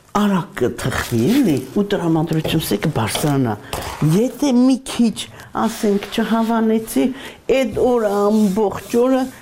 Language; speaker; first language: Armenian; native; Armenian